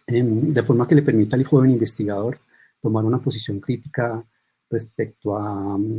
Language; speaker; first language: Spanish; native; Spanish